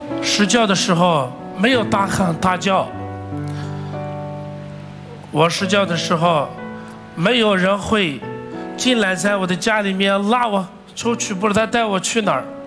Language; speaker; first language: Chinese; non-native, fluent; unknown